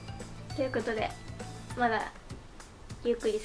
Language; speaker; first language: Japanese; native; Japanese